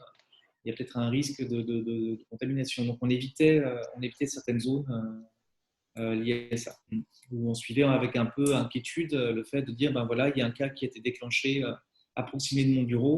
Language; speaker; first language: French; native; French